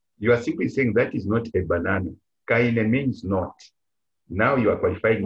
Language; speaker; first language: English; non-native, local second language; Bemba